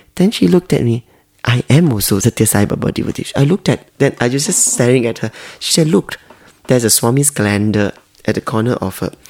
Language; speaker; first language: English; non-native, local second language; Hakka Chinese